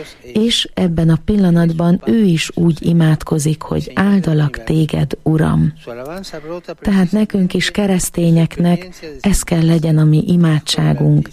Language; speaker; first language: Hungarian; native; Hungarian